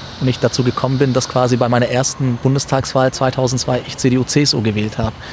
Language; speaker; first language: German; early bilingual, other home language; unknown